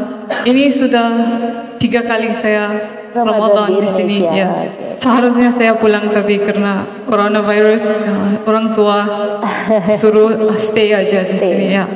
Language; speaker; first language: Indonesian; non-native, fluent; Maranao